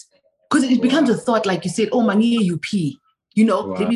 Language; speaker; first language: English; non-native, local second language; Zulu